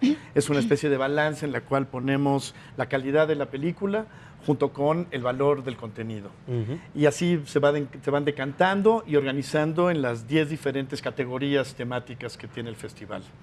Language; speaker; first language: Spanish; native; Spanish